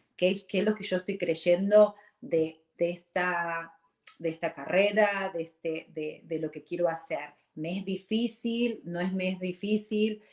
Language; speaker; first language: Spanish; native; Spanish